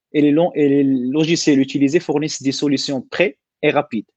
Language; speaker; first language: French; non-native, local second language; Arabic